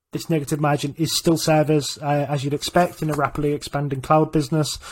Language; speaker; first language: English; native; English